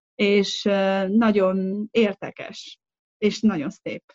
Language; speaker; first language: Hungarian; non-native, fluent; Chinese